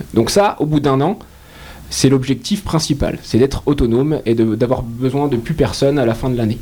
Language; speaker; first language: French; native; French